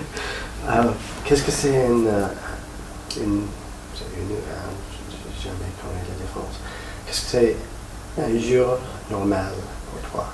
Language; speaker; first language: French; non-native, learner; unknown